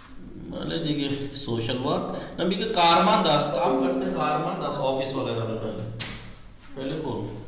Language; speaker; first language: Persian; non-native, fluent; Urdu